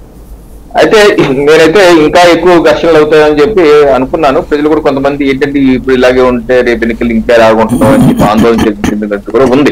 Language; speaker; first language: Telugu; native; Telugu